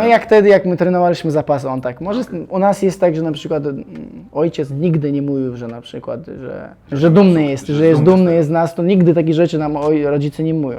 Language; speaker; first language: Polish; non-native, fluent; Chechen